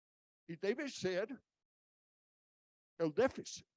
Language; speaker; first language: Spanish; non-native, fluent; English